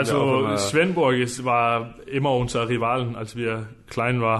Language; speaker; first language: German; non-native, fluent; Danish